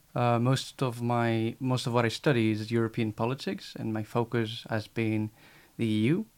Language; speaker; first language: English; non-native, fluent; Spanish